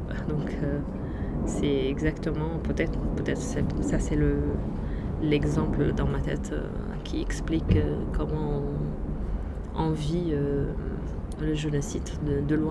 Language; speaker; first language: French; non-native, fluent; Arabic